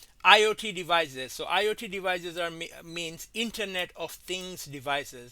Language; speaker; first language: English; non-native, fluent; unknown